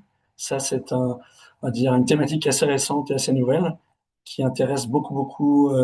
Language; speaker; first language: French; native; French